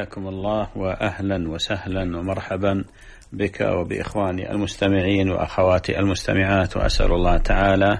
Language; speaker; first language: Arabic; native; Arabic